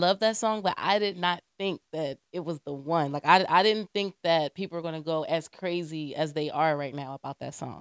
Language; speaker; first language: English; native; English